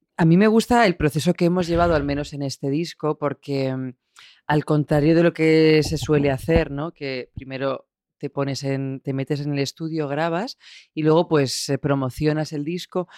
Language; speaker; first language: Spanish; native; Spanish